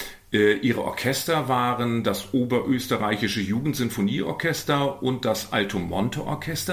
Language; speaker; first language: German; native; German